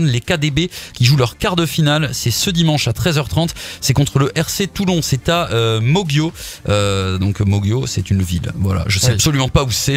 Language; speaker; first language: French; native; French